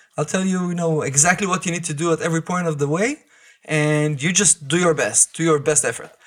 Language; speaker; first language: English; non-native, fluent; Hebrew